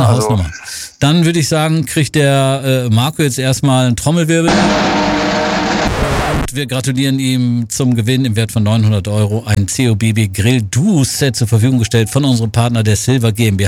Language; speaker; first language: German; native; German